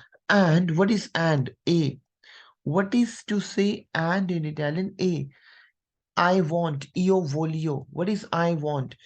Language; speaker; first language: English; non-native, local second language; Hindi